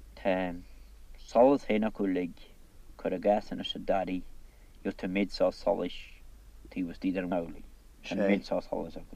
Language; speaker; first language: Irish; native; Irish